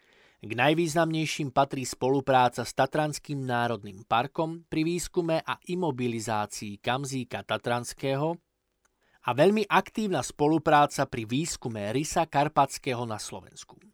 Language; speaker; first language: Slovak; native; Slovak